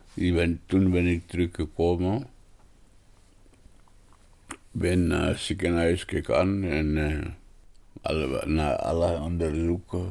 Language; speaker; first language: Dutch; non-native, learner; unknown